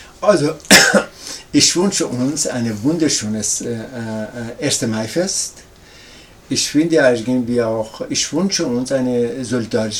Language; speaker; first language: German; non-native, learner; Persian